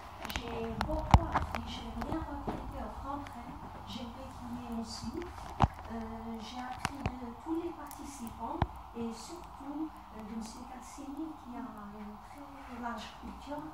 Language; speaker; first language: French; non-native, local second language; Arabic